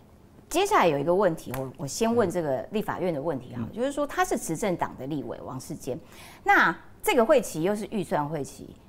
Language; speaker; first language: Chinese; native; Chinese